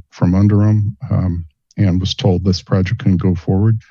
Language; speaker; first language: English; native; English